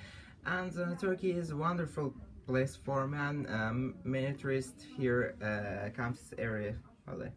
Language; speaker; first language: English; non-native, learner; Turkish